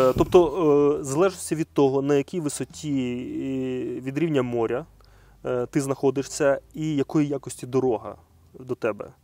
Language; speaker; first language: Ukrainian; native; Ukrainian